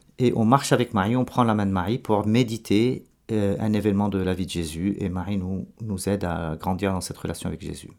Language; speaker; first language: French; non-native, local second language; Arabic